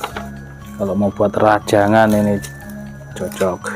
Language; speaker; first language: Indonesian; native; Indonesian